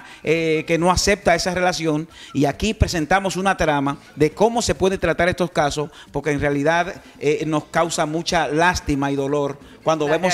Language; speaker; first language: Spanish; native; Spanish